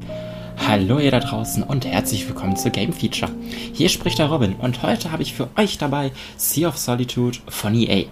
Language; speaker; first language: German; native; German